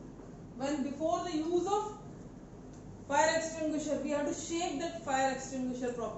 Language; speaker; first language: English; non-native, local second language; Hindi